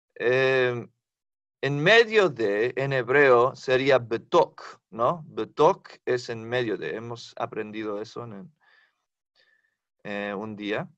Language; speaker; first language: Spanish; non-native, fluent; English